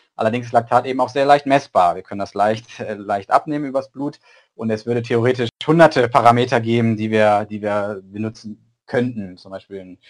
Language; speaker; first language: German; native; German